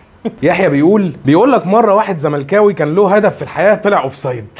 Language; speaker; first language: Arabic; native; Arabic